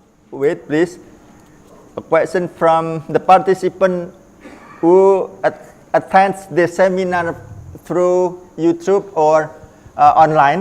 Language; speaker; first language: English; non-native, learner; Indonesian